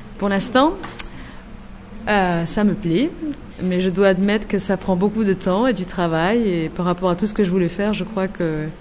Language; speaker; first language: French; non-native, fluent; Dutch